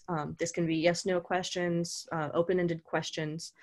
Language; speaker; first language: English; native; English